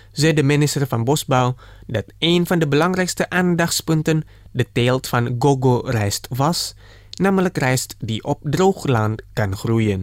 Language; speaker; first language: Dutch; non-native, fluent; Indonesian